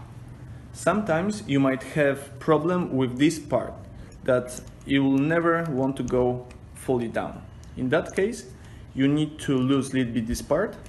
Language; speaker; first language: English; non-native, fluent; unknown